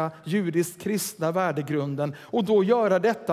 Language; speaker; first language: Swedish; native; Swedish